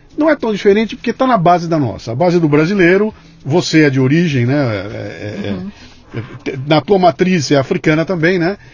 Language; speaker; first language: Portuguese; native; Portuguese